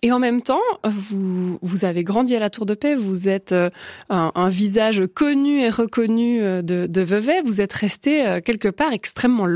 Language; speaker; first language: French; native; French